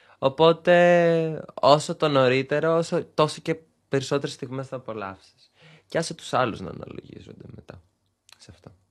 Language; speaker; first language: Greek; early bilingual, other home language; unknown